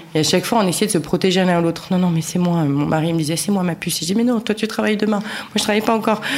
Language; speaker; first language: French; native; French